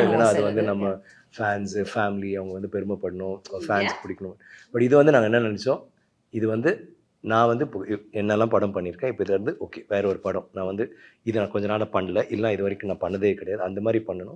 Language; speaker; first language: Tamil; native; Tamil